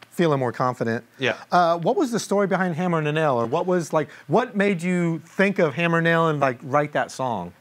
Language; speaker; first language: English; native; English